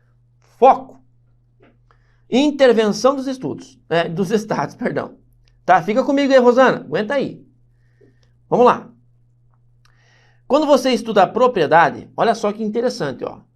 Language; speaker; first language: Portuguese; native; Portuguese